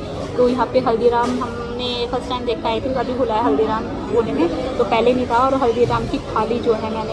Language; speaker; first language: Hindi; native; Hindi